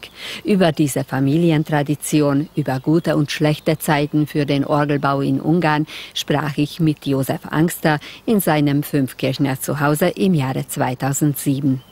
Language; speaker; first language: German; native; German